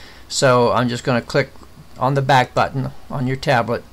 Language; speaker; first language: English; native; English